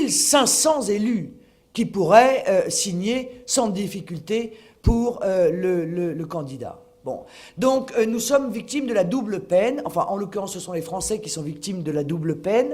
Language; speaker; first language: French; native; French